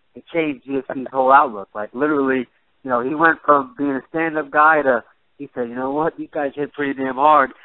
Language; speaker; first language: English; native; English